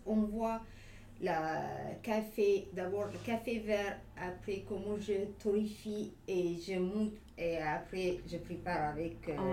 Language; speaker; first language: French; non-native, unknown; Amharic